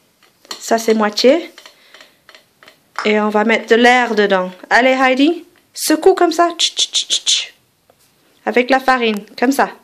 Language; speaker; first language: French; non-native, fluent; English